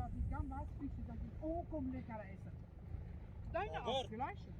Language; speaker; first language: German; non-native, learner; Arabic